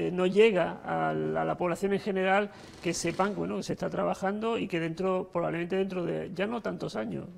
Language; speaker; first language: Spanish; native; Spanish